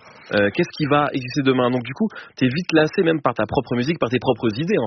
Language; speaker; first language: French; native; French